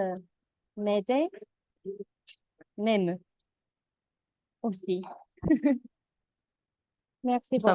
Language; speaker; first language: French; non-native, learner; Korean